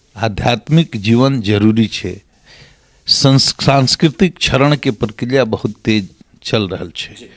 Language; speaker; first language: Maithili; non-native, local second language; Bhojpuri